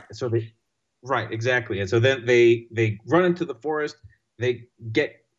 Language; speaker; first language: English; non-native, fluent; Greek